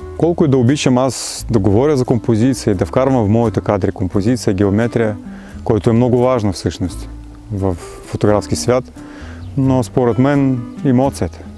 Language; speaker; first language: Bulgarian; non-native, fluent; Russian